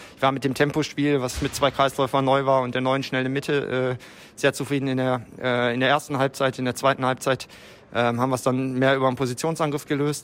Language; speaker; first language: German; native; German